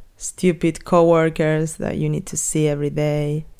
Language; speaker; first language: English; non-native, fluent; Spanish